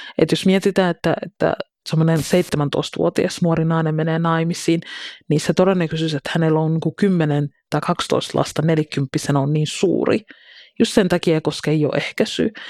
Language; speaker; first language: Finnish; early bilingual, other home language; Somali